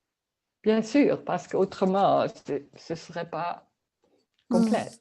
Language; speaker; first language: French; non-native, learner; Dutch